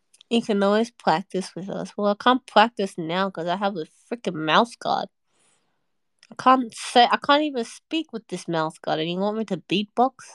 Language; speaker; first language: English; native; English